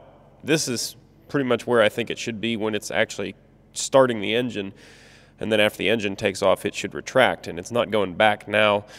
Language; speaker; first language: English; native; English